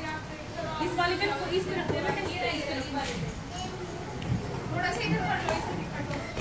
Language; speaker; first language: Hindi; native; Hindi